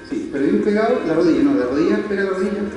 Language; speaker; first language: Spanish; native; Spanish